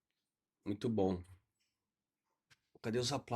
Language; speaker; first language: Portuguese; native; Portuguese